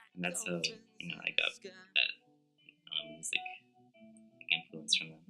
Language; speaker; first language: English; native; English